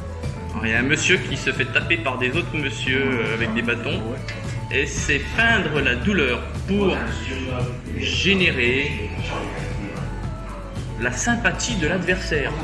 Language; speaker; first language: French; native; French